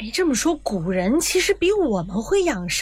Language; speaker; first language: Chinese; native; Chinese